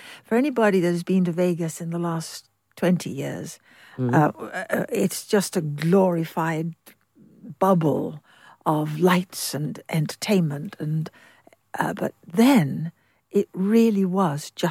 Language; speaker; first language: English; native; English